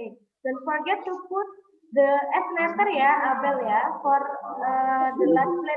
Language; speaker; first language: English; non-native, fluent; Indonesian